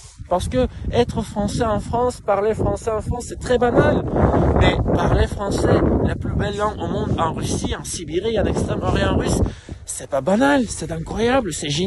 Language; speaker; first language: French; non-native, fluent; Russian